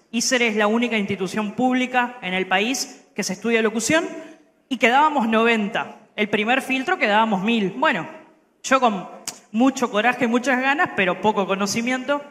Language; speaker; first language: Spanish; native; Spanish